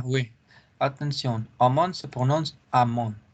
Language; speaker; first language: French; non-native, learner; Spanish